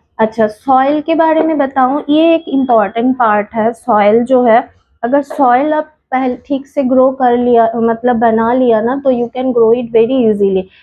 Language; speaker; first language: Hindi; non-native, local second language; Bangla